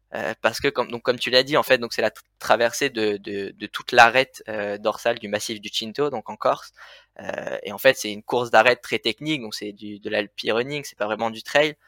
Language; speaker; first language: French; native; French